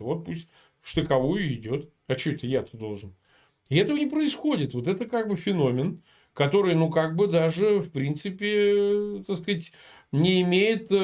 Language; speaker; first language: Russian; native; Russian